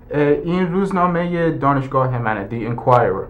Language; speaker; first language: Persian; early bilingual, heritage; English